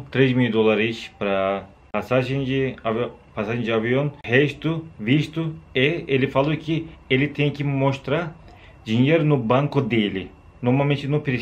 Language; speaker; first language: Portuguese; non-native, learner; Turkish